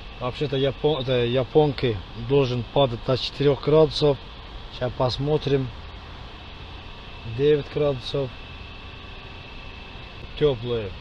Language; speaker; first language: Russian; non-native, fluent; Azerbaijani